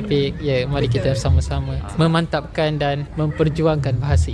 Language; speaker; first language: Malay; native; Malay